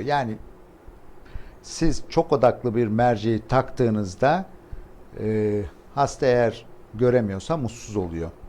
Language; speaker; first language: Turkish; native; Turkish